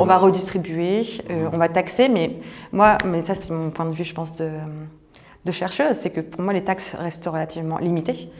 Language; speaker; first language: French; native; French